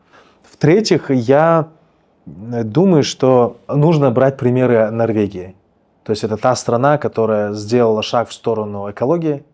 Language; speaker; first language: Russian; native; Russian